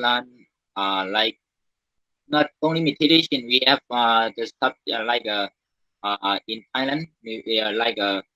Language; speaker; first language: English; non-native, learner; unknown